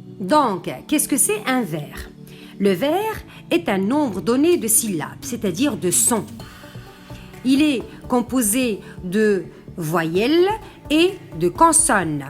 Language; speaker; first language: French; non-native, local second language; Arabic